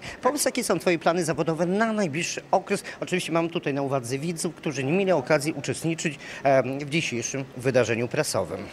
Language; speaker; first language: Polish; native; Polish